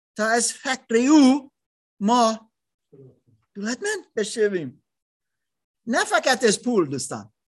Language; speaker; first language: Persian; non-native, learner; German